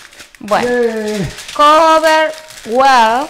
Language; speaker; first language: English; non-native, learner; Spanish